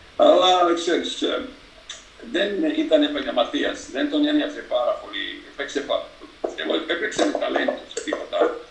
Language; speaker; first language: Greek; non-native, fluent; Serbian